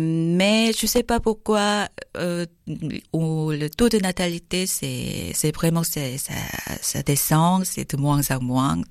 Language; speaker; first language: French; non-native, learner; Korean